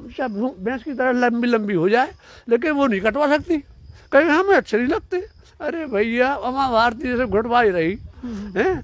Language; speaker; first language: Hindi; native; Hindi